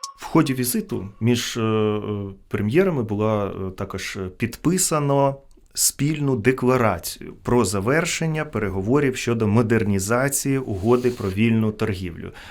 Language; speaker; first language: Ukrainian; native; Ukrainian